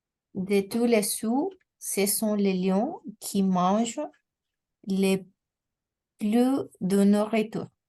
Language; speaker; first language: French; non-native, learner; Spanish